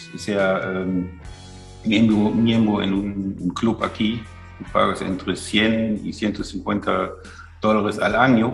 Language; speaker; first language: Spanish; non-native, fluent; German